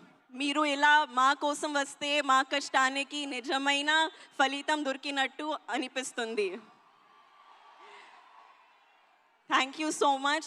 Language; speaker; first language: Telugu; non-native, learner; Hindi